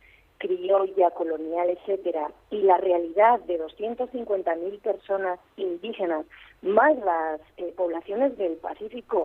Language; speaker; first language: Spanish; native; Spanish